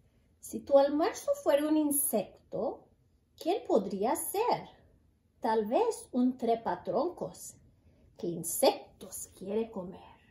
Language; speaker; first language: Spanish; early bilingual, heritage; Spanish